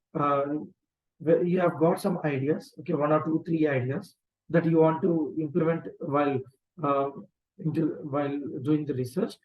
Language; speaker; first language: English; non-native, local second language; Telugu